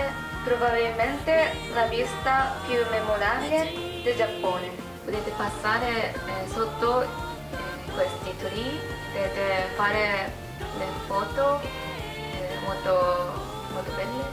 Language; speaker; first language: Italian; non-native, learner; Japanese